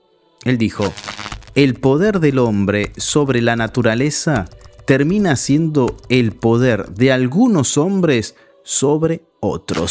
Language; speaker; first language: Spanish; native; Spanish